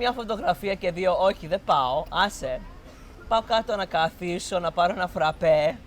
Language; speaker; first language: Greek; early bilingual, heritage; English